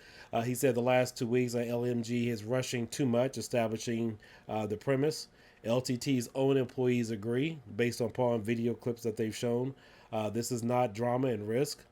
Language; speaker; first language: English; native; English